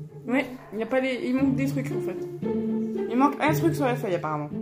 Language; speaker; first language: French; native; French